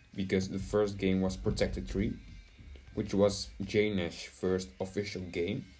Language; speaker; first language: English; non-native, fluent; Dutch